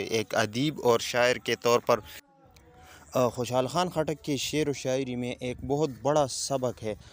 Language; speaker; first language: Urdu; non-native, local second language; Pashto